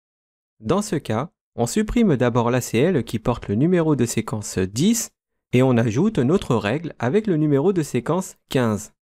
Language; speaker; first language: French; native; French